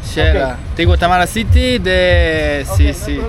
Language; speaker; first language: Spanish; non-native, learner; Hebrew